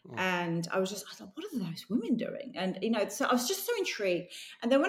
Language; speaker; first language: English; native; English